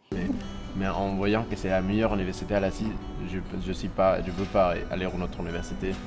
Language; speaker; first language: French; non-native, fluent; Spanish